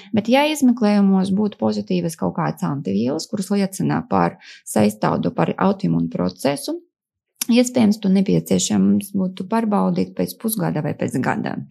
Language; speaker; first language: Latvian; non-native, local second language; Russian